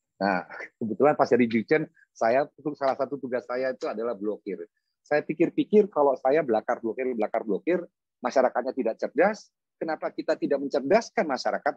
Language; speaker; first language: Indonesian; native; Indonesian